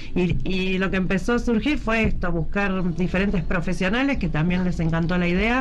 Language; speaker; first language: Spanish; native; Spanish